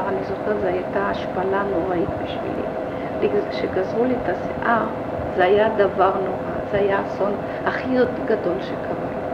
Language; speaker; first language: Hebrew; early bilingual, other home language; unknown